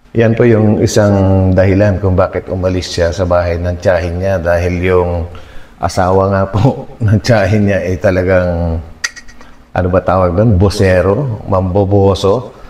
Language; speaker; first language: Filipino; non-native, local second language; Iloko